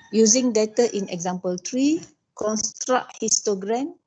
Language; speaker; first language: English; non-native, local second language; Malay